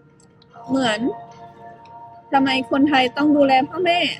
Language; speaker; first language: Thai; native; Thai